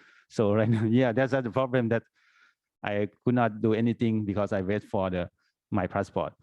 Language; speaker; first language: English; non-native, fluent; Thai